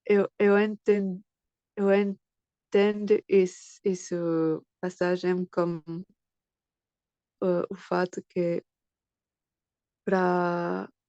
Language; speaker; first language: Portuguese; non-native, learner; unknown